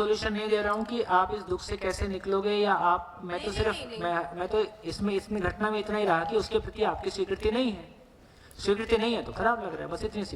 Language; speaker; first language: Hindi; native; Hindi